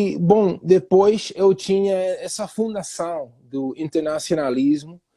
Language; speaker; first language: Portuguese; non-native, fluent; English